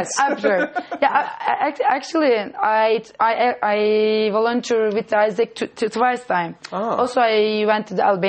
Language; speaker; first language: English; non-native, fluent; Turkish